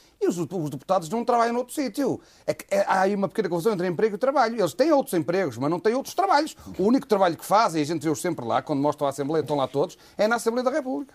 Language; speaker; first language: Portuguese; native; Portuguese